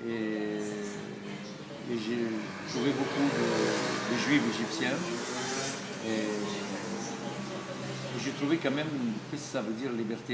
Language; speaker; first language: French; non-native, learner; Arabic